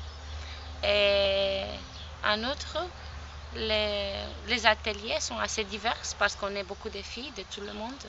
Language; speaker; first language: French; non-native, fluent; Romanian